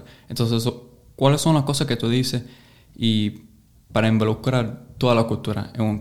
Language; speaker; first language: Spanish; early bilingual, heritage; English